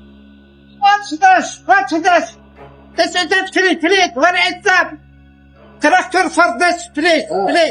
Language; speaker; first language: English; non-native, learner; Arabic